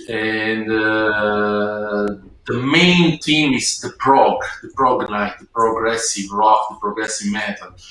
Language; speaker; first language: English; non-native, learner; Italian